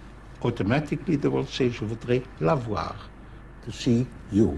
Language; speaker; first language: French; non-native, fluent; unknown